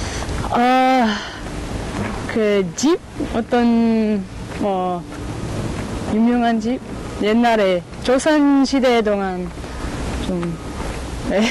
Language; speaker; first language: Korean; non-native, learner; English